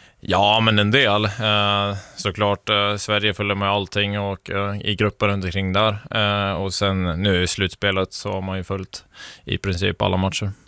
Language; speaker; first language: Swedish; native; Swedish